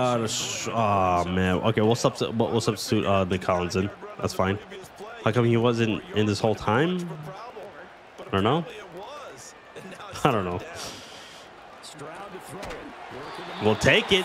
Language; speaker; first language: English; native; English